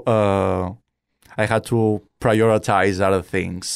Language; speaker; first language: English; non-native, fluent; Greek